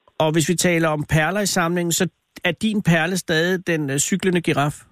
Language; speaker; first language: Danish; native; Danish